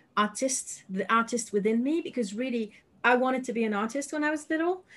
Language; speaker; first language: English; non-native, fluent; French